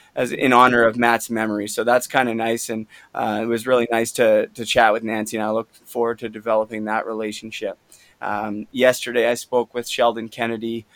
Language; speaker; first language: English; native; English